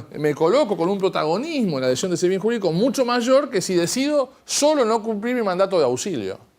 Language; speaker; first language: Spanish; native; Spanish